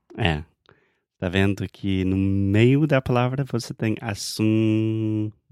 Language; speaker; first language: Portuguese; non-native, fluent; English